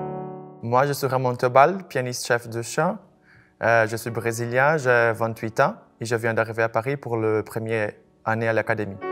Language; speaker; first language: French; non-native, fluent; Portuguese